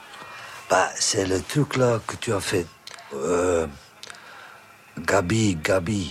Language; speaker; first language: French; non-native, local second language; Dutch